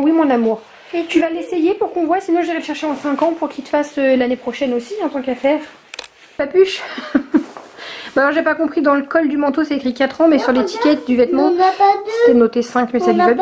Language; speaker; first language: French; native; French